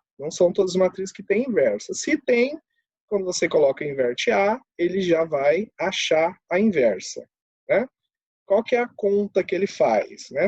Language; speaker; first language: Portuguese; native; Portuguese